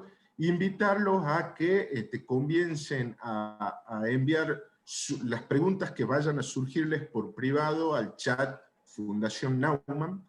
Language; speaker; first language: Spanish; native; Spanish